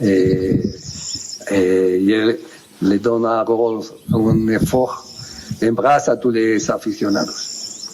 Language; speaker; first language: French; non-native, learner; Spanish